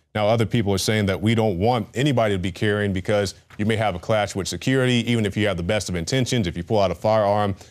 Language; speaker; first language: English; native; English